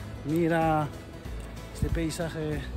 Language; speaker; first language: Spanish; non-native, learner; French